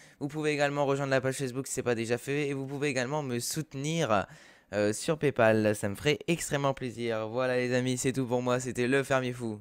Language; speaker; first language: French; native; French